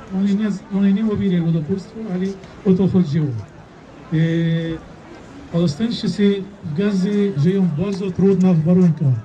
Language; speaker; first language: Polish; non-native, fluent; Arabic